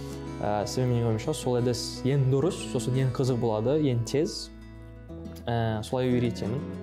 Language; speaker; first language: Kazakh; non-native, learner; French